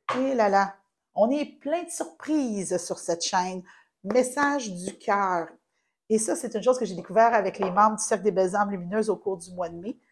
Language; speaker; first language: French; native; French